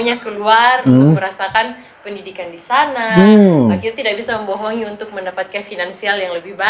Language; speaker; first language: Indonesian; native; Indonesian